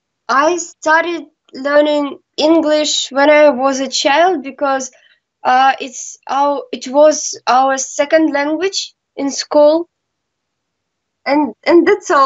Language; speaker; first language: English; non-native, learner; Russian